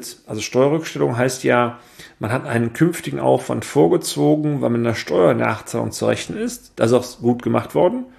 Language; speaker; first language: German; native; German